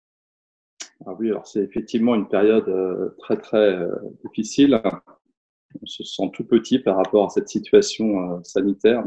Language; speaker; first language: French; native; French